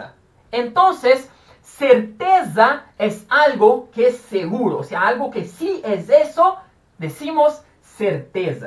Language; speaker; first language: Spanish; non-native, fluent; Portuguese